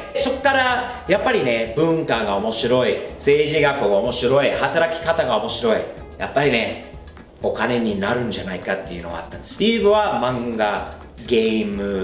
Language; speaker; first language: Japanese; non-native, fluent; English